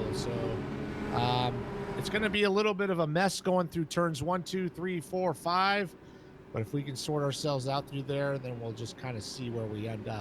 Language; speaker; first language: English; native; English